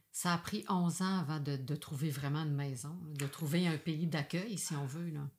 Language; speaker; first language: French; native; French